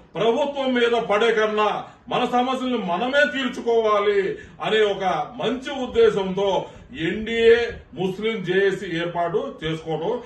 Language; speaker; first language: Telugu; non-native, local second language; Urdu